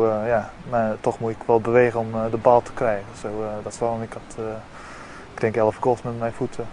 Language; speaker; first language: Dutch; early bilingual, heritage; Dutch